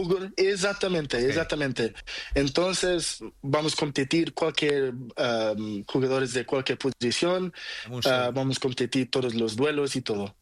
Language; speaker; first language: Spanish; non-native, learner; Portuguese